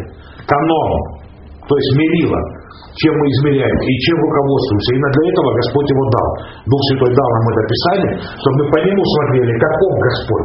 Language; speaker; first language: Russian; native; Russian